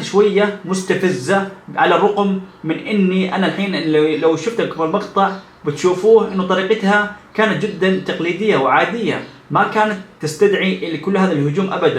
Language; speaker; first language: Arabic; native; Arabic